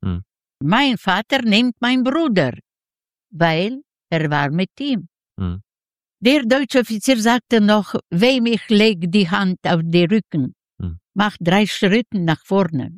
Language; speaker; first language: German; non-native, learner; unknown